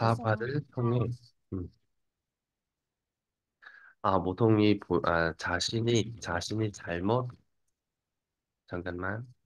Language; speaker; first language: Korean; non-native, fluent; Vietnamese